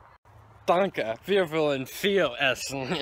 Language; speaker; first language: German; non-native, learner; English